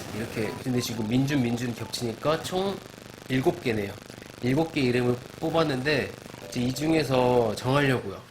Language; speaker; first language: Korean; native; Korean